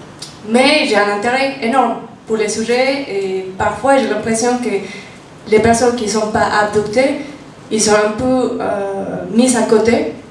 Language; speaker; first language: French; non-native, fluent; Spanish